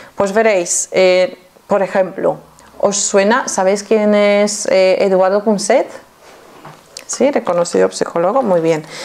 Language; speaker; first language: Spanish; non-native, fluent; Polish